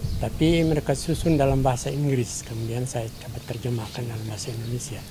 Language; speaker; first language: Indonesian; non-native, local second language; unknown